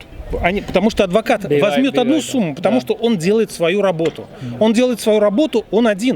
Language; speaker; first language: Russian; native; Russian